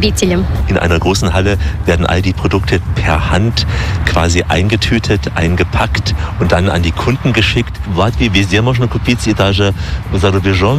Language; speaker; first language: German; native; German